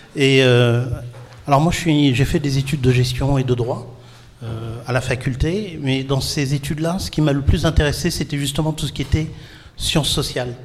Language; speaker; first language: French; non-native, local second language; Arabic